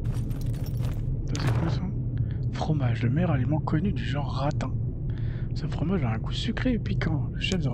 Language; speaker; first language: French; native; French